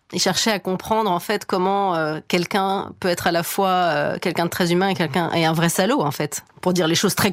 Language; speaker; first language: French; native; French